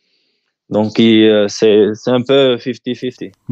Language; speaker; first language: French; early bilingual, heritage; French